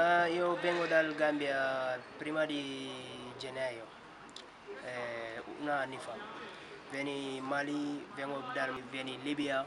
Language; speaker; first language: Italian; non-native, learner; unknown